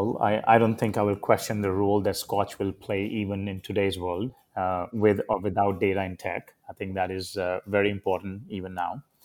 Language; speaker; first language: English; non-native, local second language; Hindi